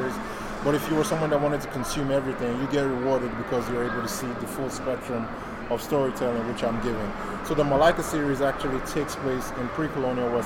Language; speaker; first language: English; non-native, local second language; Yoruba